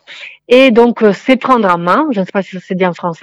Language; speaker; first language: French; non-native, fluent; Italian